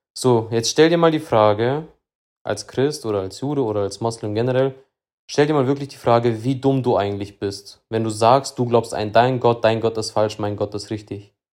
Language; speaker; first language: German; early bilingual, other home language; Russian